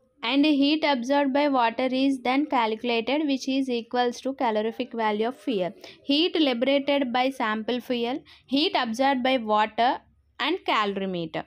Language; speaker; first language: English; non-native, local second language; Telugu